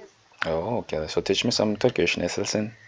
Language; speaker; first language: English; non-native, learner; Swahili